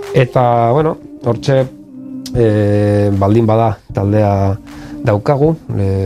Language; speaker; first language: Basque; native; Basque